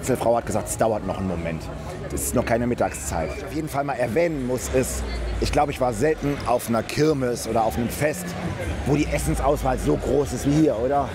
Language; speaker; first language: German; native; German